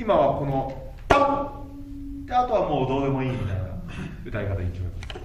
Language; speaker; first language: Japanese; native; Japanese